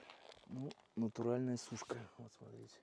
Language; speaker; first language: Russian; native; Russian